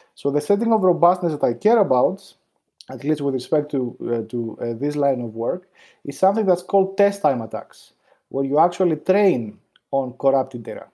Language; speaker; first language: English; non-native, fluent; Greek